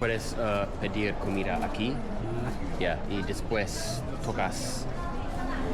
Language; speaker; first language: Spanish; non-native, learner; English